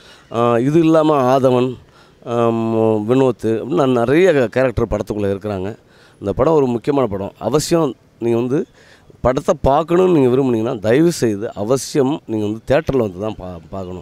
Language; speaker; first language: Tamil; native; Tamil